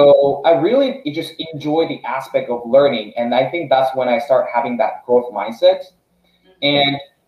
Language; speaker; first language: English; non-native, fluent; Korean